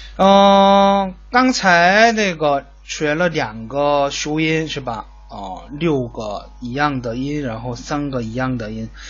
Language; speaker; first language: Chinese; non-native, fluent; Korean